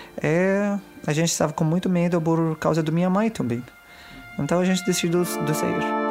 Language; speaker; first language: Portuguese; non-native, learner; Arabic